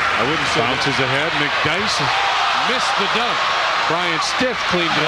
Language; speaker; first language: English; native; English